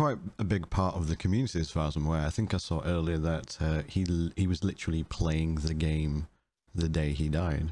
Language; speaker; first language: English; native; English